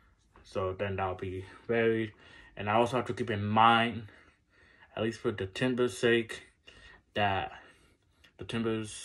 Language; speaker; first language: English; native; English